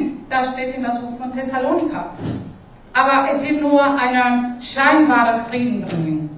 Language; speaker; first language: German; non-native, fluent; Spanish